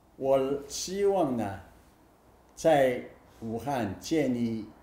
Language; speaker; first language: Chinese; native; Chinese